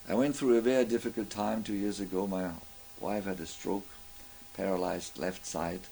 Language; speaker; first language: English; non-native, fluent; German